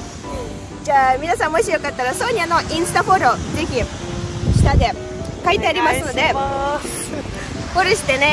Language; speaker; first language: Japanese; non-native, fluent; German